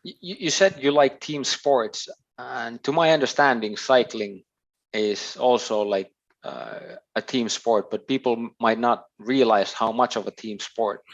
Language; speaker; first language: English; non-native, fluent; Finnish